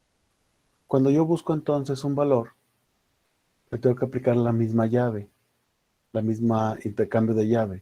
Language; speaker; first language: Spanish; native; Spanish